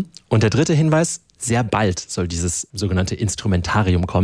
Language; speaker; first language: German; native; German